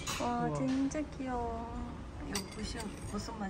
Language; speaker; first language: Korean; non-native, learner; Turkish